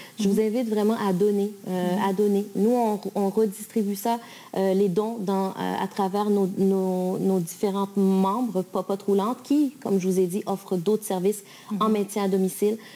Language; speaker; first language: French; native; French